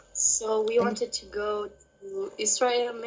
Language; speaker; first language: English; non-native, learner; Kurdish